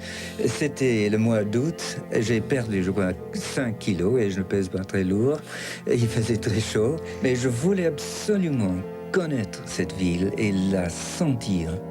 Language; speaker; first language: French; non-native, fluent; English